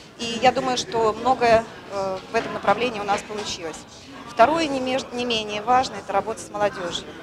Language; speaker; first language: Russian; native; Russian